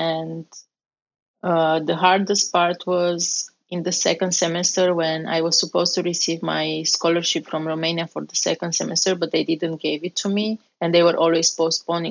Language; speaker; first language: English; non-native, fluent; Romanian